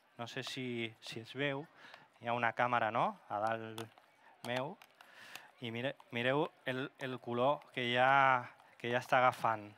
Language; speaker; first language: Catalan; non-native, local second language; Spanish